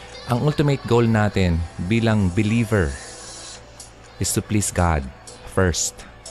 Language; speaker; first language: English; non-native, local second language; Filipino